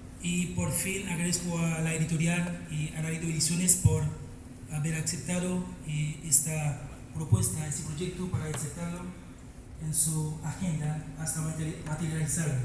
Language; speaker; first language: Spanish; non-native, fluent; Haitian Creole